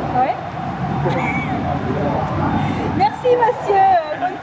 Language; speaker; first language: French; native; French